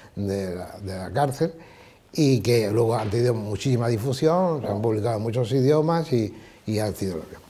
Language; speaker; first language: Spanish; native; Spanish